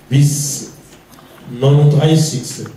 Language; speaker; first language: German; non-native, learner; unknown